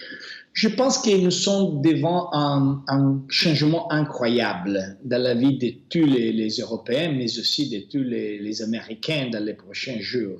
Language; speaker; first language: French; non-native, fluent; Italian